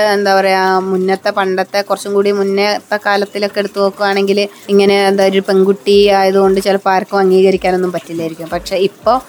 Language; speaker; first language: Malayalam; native; Malayalam